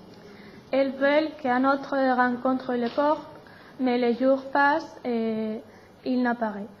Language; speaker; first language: French; non-native, learner; Spanish